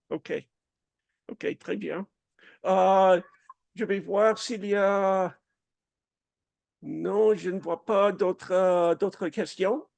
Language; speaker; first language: French; non-native, fluent; English